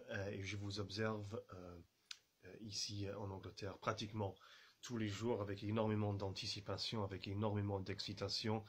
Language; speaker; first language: French; non-native, fluent; English